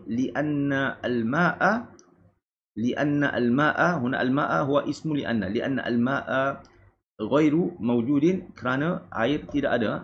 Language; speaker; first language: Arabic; non-native, fluent; Malay